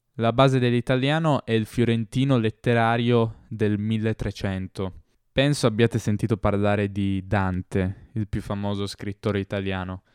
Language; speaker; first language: Italian; native; Italian